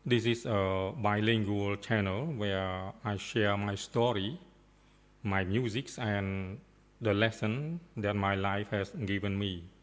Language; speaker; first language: English; non-native, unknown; Khmer